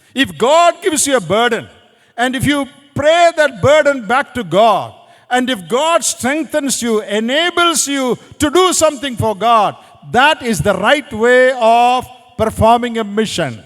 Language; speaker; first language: English; non-native, local second language; Malayalam